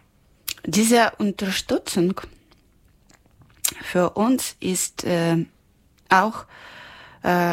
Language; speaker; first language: German; non-native, learner; Ukrainian